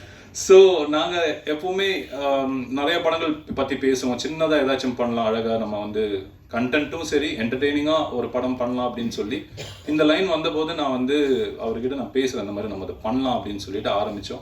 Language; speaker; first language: Tamil; native; Tamil